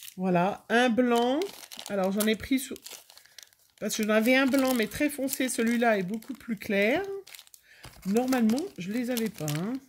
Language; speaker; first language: French; native; French